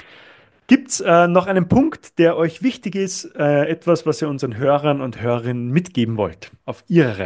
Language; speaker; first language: German; native; German